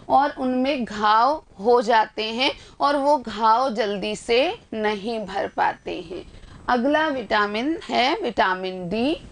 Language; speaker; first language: Hindi; native; Hindi